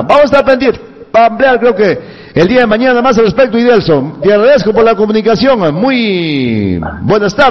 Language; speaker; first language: Spanish; native; Spanish